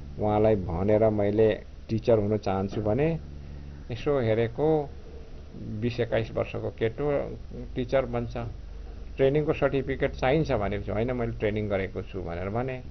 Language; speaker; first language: Nepali; non-native, local second language; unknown